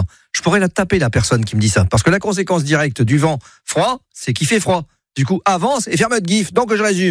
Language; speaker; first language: French; native; French